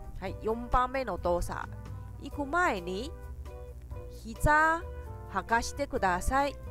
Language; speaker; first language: Japanese; non-native, fluent; Chinese